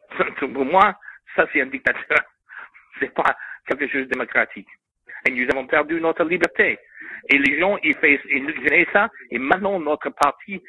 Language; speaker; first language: French; non-native, learner; English